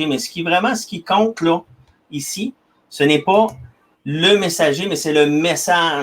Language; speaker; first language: French; native; French